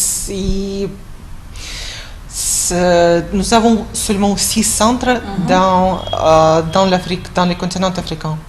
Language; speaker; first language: French; non-native, fluent; Russian